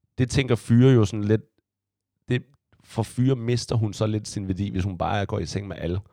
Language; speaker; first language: Danish; early bilingual, other home language; Chinese